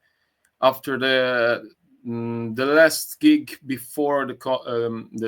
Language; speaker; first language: English; non-native, learner; Italian